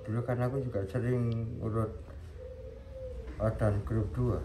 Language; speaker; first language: Indonesian; non-native, local second language; Javanese